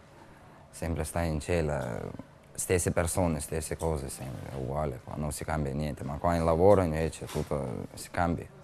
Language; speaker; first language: Italian; non-native, learner; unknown